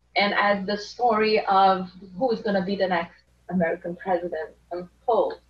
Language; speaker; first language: English; non-native, fluent; Portuguese